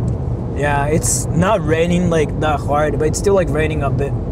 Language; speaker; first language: English; native; English